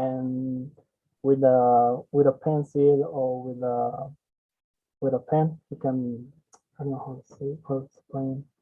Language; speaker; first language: English; non-native, learner; Spanish